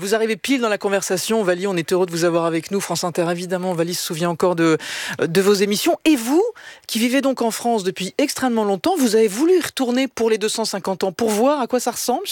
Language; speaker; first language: French; native; French